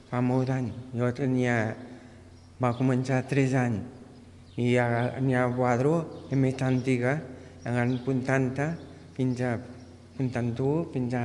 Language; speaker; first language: Catalan; non-native, learner; Spanish